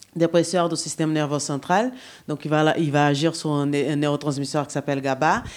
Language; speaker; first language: French; non-native, fluent; Portuguese